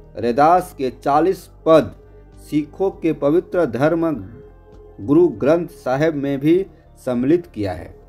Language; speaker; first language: Hindi; native; Hindi